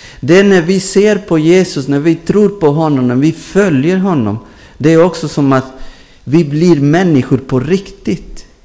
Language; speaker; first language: Swedish; non-native, fluent; Spanish